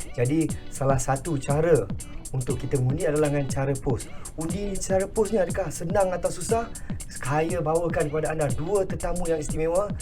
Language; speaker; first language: Malay; native; Malay